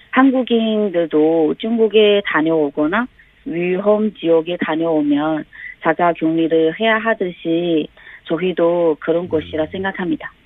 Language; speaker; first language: Korean; non-native, fluent; Chinese